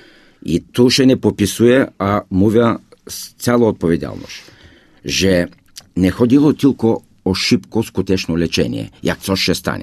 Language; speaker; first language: Polish; non-native, fluent; Bulgarian